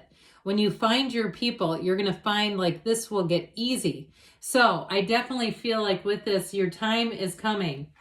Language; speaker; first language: English; native; English